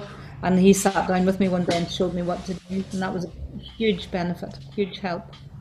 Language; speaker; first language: English; native; English